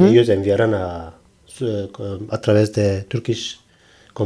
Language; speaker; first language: Spanish; non-native, learner; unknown